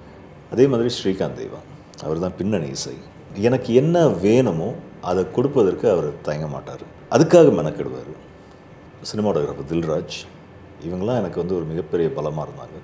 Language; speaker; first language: Tamil; native; Tamil